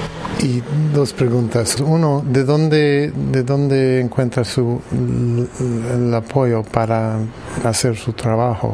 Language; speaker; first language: Spanish; non-native, fluent; English